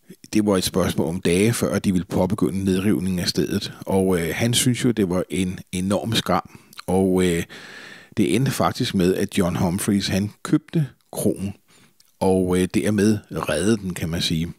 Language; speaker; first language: Danish; native; Danish